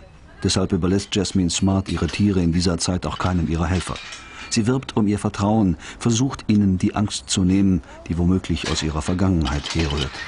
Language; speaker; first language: German; native; German